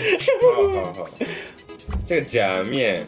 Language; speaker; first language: Chinese; non-native, learner; Japanese